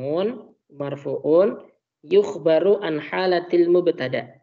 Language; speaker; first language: Arabic; non-native, fluent; Indonesian